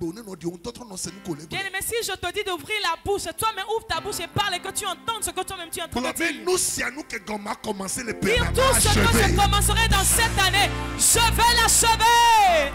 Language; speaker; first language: French; non-native, local second language; Ewe